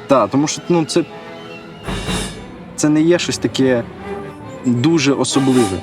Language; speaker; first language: Ukrainian; non-native, local second language; Russian